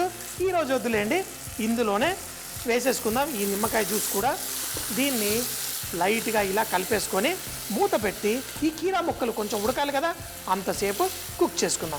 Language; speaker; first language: Telugu; native; Telugu